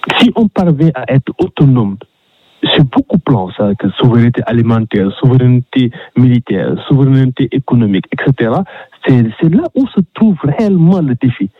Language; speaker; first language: French; non-native, local second language; Wolof